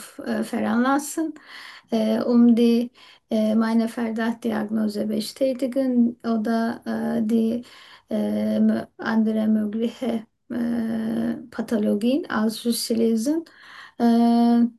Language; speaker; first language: German; non-native, learner; Turkish